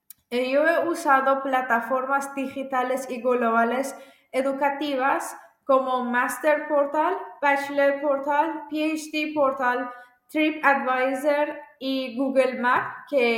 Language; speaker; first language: Spanish; non-native, fluent; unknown